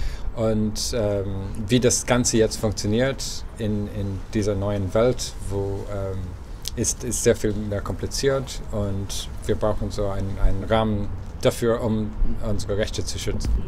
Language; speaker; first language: German; non-native, fluent; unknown